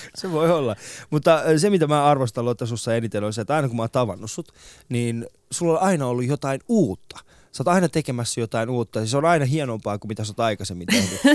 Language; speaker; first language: Finnish; early bilingual, other home language; Persian